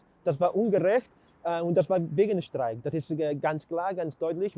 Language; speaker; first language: German; non-native, fluent; Catalan